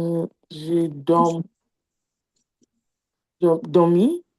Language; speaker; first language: French; non-native, learner; English